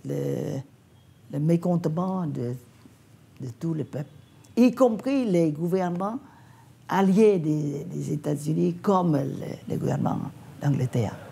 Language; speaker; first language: French; non-native, fluent; Vietnamese